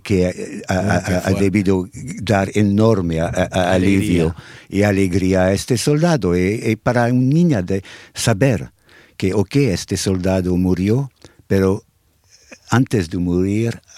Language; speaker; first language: Spanish; non-native, fluent; English